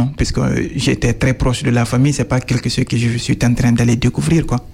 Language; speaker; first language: French; non-native, fluent; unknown